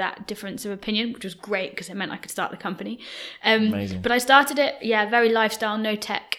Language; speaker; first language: English; native; English